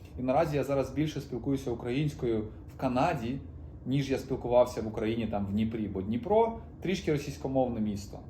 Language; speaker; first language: Ukrainian; non-native, local second language; Russian